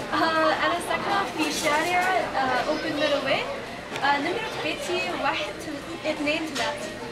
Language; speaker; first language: Arabic; non-native, learner; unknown